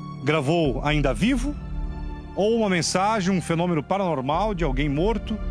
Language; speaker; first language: Portuguese; native; Portuguese